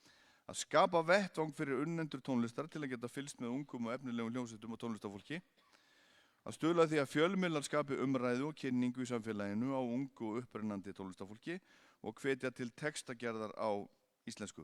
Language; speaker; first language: Icelandic; native; Icelandic